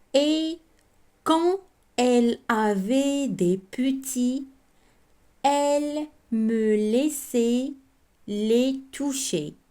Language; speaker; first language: French; non-native, local second language; Arabic